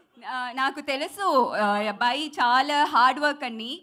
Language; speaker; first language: Telugu; non-native, learner; Tamil